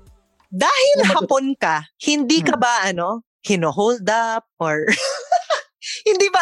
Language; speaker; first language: Filipino; native; Filipino